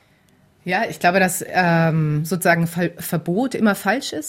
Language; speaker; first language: German; native; German